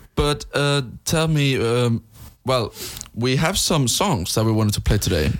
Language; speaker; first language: English; non-native, fluent; Icelandic